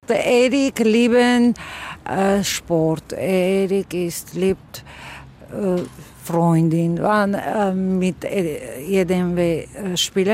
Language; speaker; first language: German; non-native, learner; Armenian